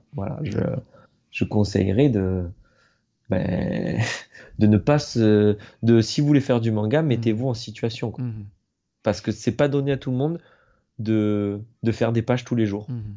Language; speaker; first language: French; native; French